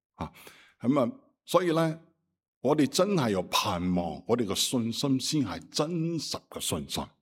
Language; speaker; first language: Cantonese; non-native, fluent; Chinese